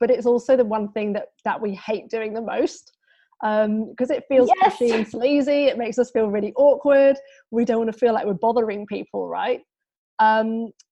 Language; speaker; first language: English; native; English